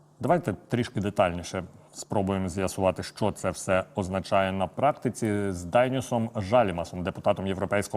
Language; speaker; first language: Ukrainian; native; Ukrainian